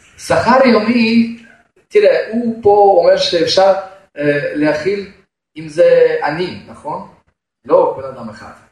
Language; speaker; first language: Hebrew; non-native, fluent; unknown